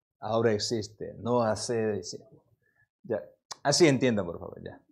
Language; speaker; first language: Spanish; non-native, learner; Korean